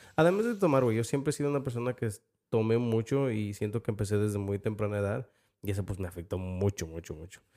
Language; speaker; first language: Spanish; early bilingual, heritage; Spanish